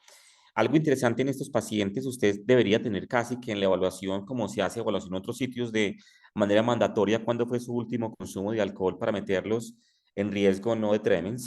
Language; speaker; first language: Spanish; native; Spanish